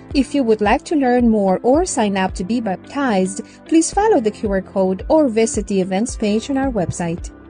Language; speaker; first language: English; native; English